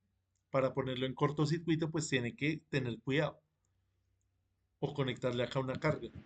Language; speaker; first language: Spanish; native; Spanish